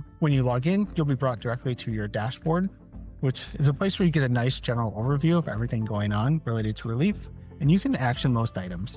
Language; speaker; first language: English; native; English